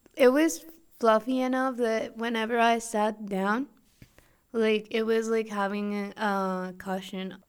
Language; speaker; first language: English; non-native, fluent; Spanish